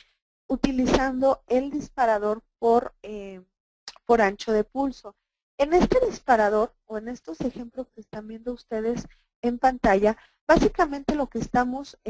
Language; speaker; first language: Spanish; native; Spanish